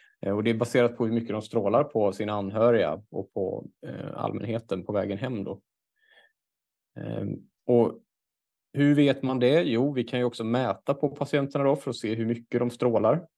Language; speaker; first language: Swedish; native; Swedish